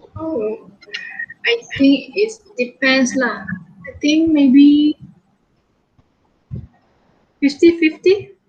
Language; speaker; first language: English; non-native, local second language; Malay